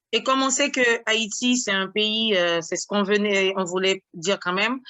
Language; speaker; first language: French; non-native, local second language; Haitian Creole